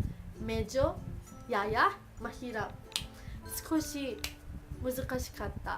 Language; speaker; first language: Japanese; early bilingual, other home language; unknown